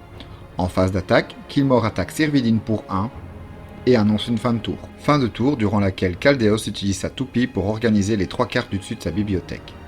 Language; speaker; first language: French; native; French